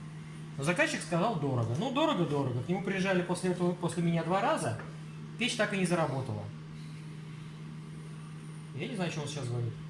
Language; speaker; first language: Russian; native; Russian